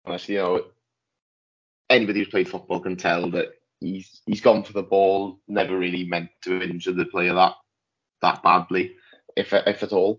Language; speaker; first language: English; native; English